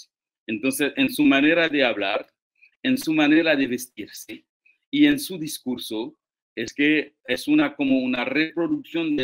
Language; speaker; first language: Spanish; non-native, fluent; Haitian Creole